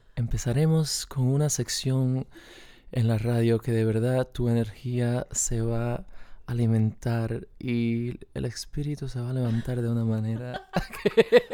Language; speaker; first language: Spanish; early bilingual, other home language; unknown